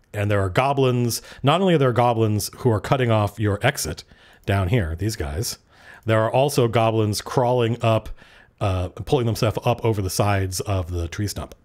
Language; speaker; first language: English; native; English